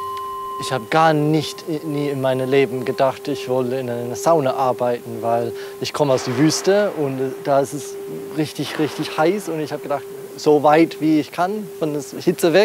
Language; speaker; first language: German; non-native, fluent; English